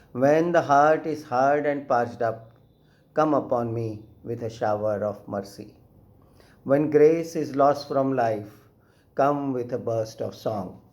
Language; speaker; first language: English; non-native, local second language; Gujarati